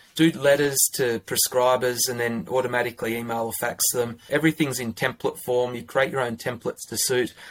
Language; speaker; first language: English; native; English